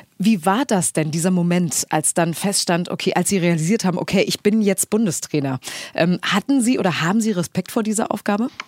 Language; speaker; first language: German; native; German